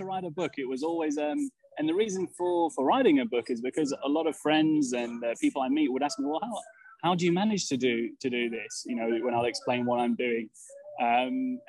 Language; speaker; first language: English; native; English